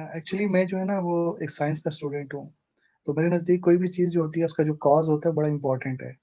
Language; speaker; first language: Urdu; native; Urdu